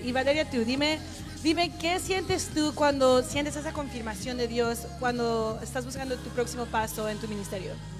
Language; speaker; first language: Spanish; early bilingual, heritage; Spanish